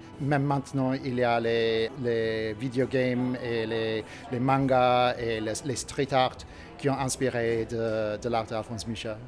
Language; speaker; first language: French; non-native, learner; English